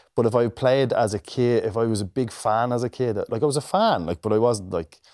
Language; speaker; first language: English; native; English